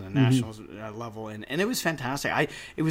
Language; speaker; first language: English; native; English